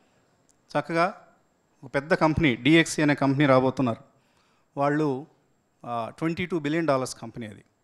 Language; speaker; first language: Telugu; native; Telugu